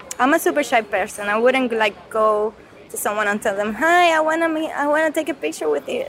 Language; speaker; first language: English; non-native, fluent; Spanish